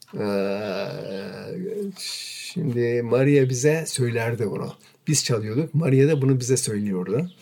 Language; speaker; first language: Turkish; native; Turkish